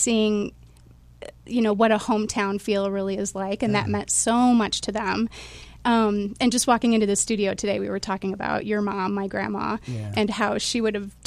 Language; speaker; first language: English; native; English